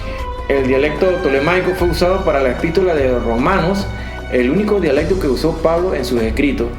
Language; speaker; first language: Spanish; native; Spanish